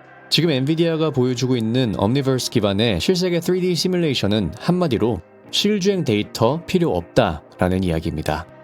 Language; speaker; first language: Korean; native; Korean